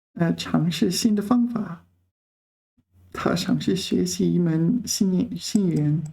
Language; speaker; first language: Chinese; non-native, learner; English